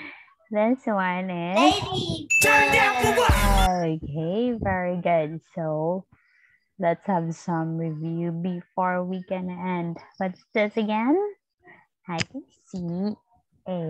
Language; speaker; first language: English; non-native, fluent; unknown